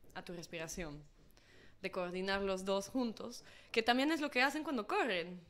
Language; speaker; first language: Spanish; non-native, fluent; English